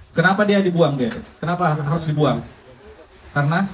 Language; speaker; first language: Indonesian; native; Indonesian